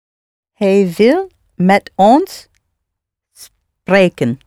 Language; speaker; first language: Dutch; non-native, learner; English